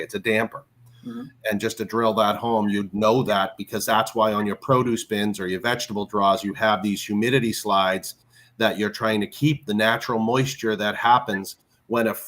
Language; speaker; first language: English; native; English